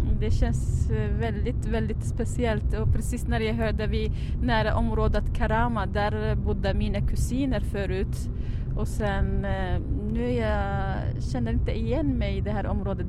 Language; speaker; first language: Swedish; non-native, fluent; Arabic